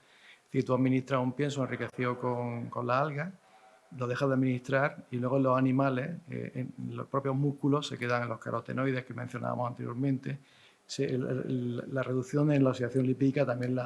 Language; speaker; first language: Spanish; native; Spanish